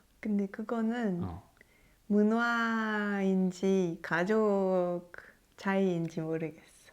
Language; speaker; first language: Korean; non-native, learner; French